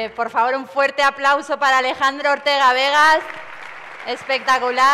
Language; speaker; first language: Spanish; native; Spanish